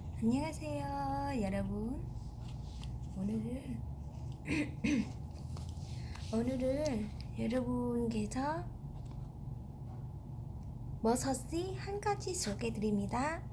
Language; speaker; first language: Korean; non-native, learner; Vietnamese